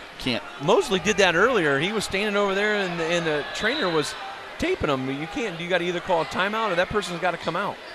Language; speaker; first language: English; native; English